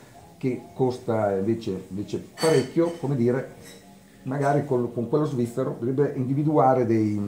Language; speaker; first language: Italian; native; Italian